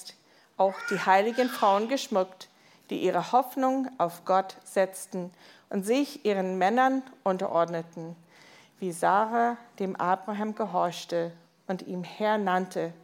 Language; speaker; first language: German; non-native, fluent; English